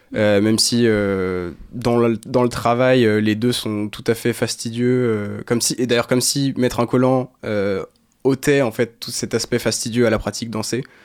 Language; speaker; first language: French; native; French